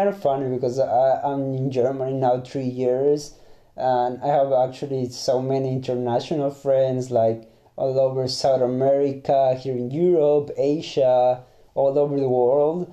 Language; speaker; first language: English; non-native, fluent; Spanish